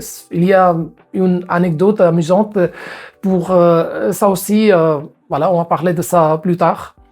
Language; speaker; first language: French; non-native, fluent; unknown